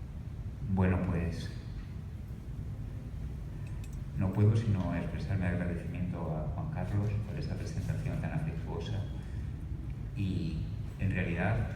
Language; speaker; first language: Spanish; native; Spanish